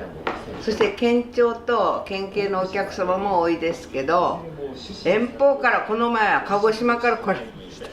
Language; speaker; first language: Japanese; native; Japanese